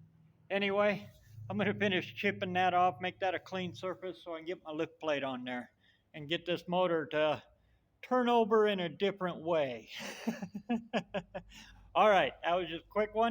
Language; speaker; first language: English; native; English